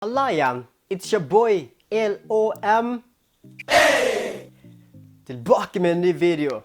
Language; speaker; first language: Norwegian; native; Norwegian